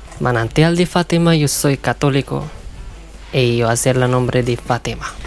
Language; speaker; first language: Spanish; non-native, learner; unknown